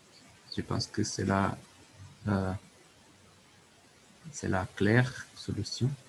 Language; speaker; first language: French; non-native, learner; Portuguese